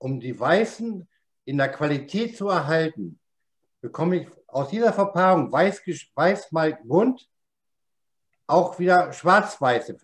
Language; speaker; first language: German; native; German